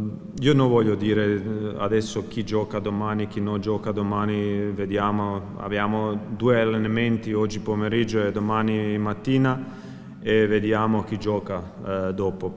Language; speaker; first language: Italian; non-native, fluent; Croatian